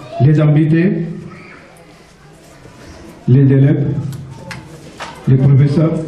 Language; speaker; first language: French; non-native, learner; Bangla